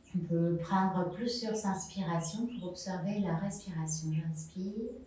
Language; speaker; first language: French; non-native, fluent; Spanish